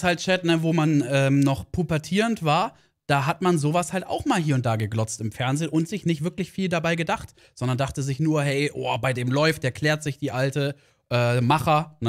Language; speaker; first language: German; native; German